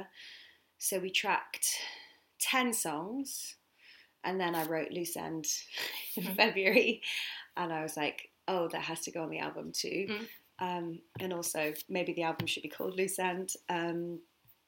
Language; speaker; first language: English; native; English